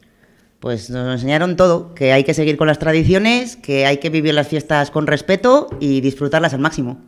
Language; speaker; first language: Spanish; native; Spanish